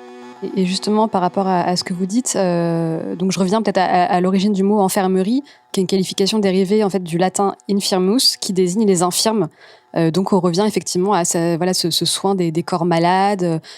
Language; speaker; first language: French; native; French